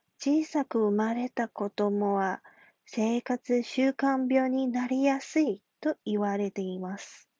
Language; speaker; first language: Japanese; non-native, fluent; Chinese